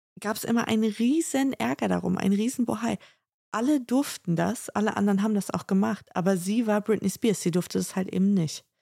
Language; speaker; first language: German; native; German